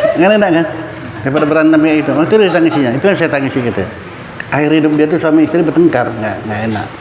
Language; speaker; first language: Indonesian; non-native, local second language; Minangkabau